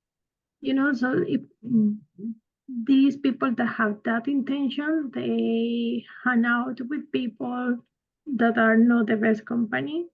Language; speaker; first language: English; non-native, fluent; Spanish